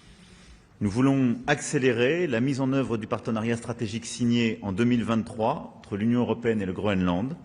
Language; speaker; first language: French; native; French